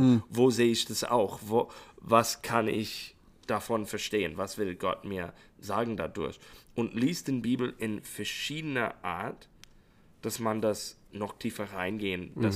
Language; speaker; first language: German; non-native, fluent; English